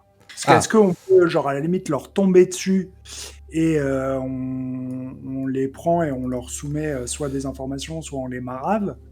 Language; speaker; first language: French; native; French